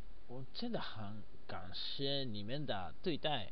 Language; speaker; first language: Chinese; non-native, learner; Japanese